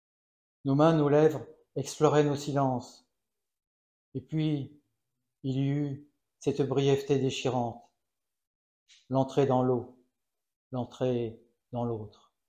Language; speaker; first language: French; native; French